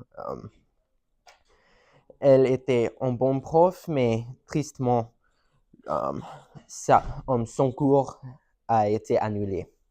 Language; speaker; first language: French; non-native, learner; English